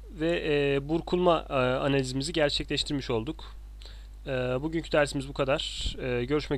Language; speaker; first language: Turkish; native; Turkish